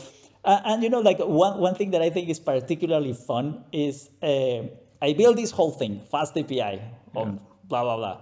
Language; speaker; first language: English; non-native, fluent; Spanish